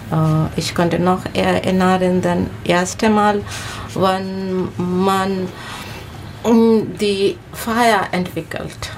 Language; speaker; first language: German; non-native, learner; Bangla